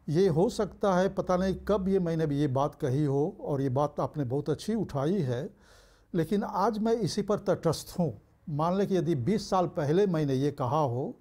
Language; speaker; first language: Hindi; early bilingual, heritage; Bhojpuri